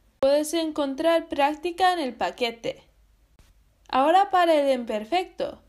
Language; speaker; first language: Spanish; non-native, learner; English